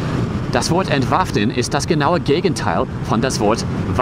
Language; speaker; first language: German; non-native, fluent; English